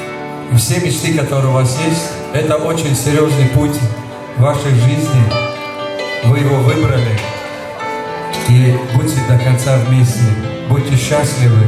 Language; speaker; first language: Russian; non-native, local second language; Tajik